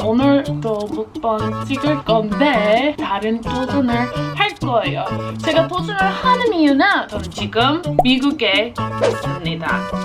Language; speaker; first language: Korean; non-native, fluent; English